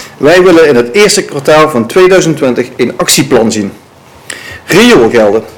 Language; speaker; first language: Dutch; native; Dutch